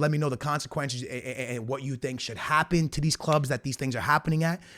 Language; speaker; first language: English; native; English